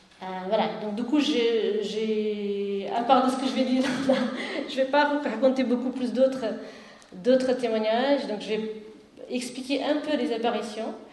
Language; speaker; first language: French; non-native, fluent; Portuguese